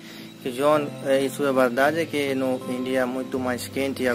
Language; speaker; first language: Portuguese; non-native, learner; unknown